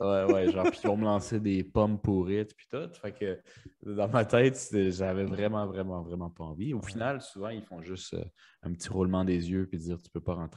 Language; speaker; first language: French; early bilingual, other home language; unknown